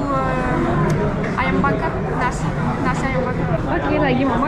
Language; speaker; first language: Indonesian; non-native, fluent; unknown